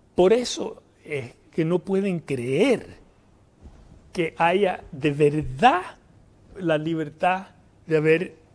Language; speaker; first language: Spanish; early bilingual, heritage; Spanish